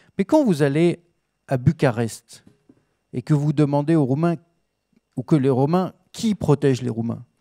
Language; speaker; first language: French; native; French